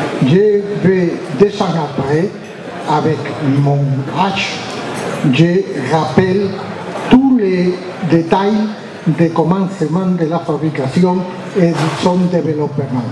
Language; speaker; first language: French; non-native, learner; Spanish